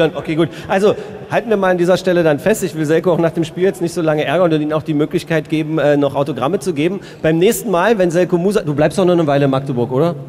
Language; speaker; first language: German; native; German